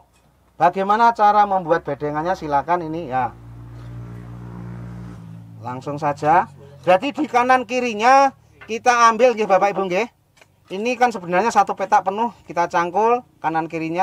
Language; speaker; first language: Indonesian; non-native, local second language; Javanese